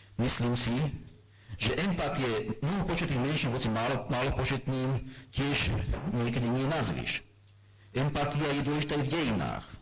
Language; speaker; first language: Slovak; non-native, local second language; German